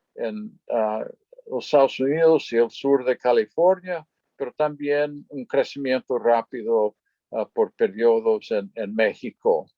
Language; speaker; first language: Spanish; non-native, fluent; English